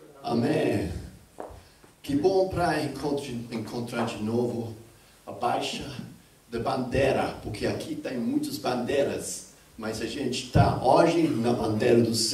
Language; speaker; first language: Portuguese; non-native, fluent; English